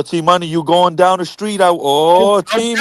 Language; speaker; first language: English; native; English